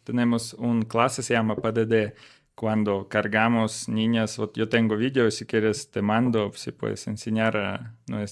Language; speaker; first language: Spanish; non-native, learner; Russian